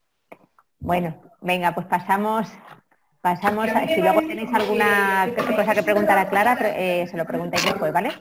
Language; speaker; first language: Spanish; native; Spanish